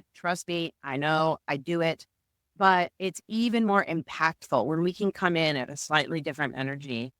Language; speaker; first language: English; native; English